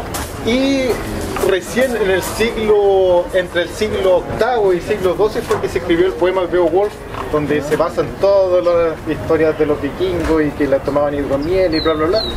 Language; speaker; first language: Spanish; native; Spanish